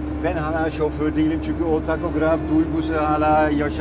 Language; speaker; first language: Turkish; non-native, fluent; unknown